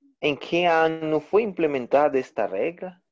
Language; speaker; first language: Portuguese; non-native, learner; Spanish